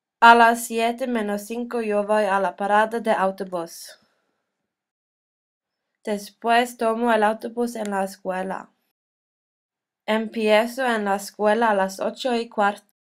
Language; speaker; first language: Spanish; non-native, learner; Norwegian